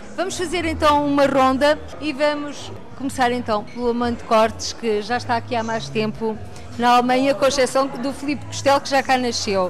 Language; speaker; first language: Portuguese; native; Portuguese